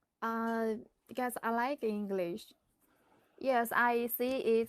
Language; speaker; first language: English; non-native, learner; Chinese